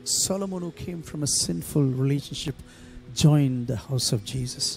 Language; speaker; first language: English; non-native, local second language; Tamil